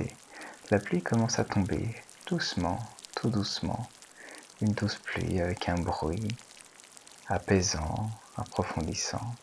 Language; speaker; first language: French; native; French